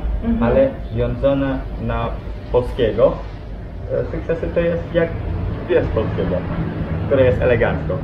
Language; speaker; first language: Polish; non-native, learner; Balinese